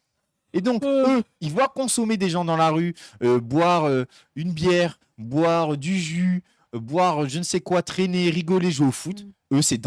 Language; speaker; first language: French; native; French